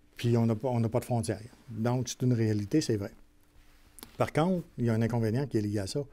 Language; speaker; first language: French; native; French